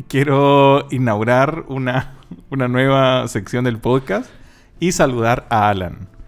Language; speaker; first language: Spanish; native; Spanish